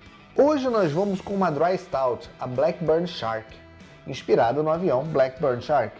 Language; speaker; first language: Portuguese; native; Portuguese